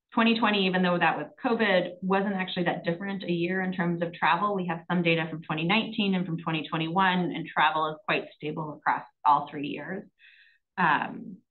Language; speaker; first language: English; native; English